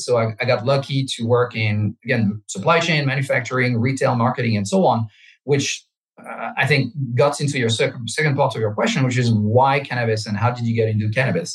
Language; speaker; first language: English; non-native, fluent; French